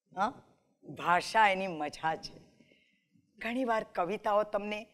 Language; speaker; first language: Gujarati; non-native, local second language; Marathi